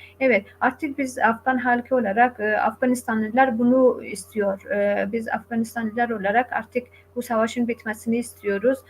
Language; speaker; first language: Turkish; non-native, fluent; Persian